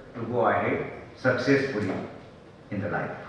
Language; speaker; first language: English; non-native, local second language; Marathi